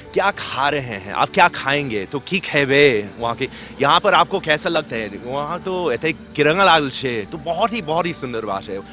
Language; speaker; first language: Hindi; non-native, fluent; English